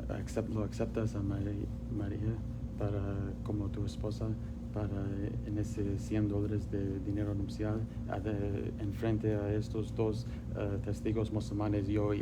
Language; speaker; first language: Spanish; non-native, learner; Pashto